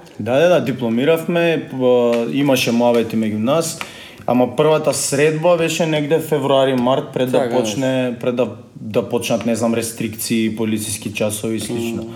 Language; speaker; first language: Macedonian; native; Macedonian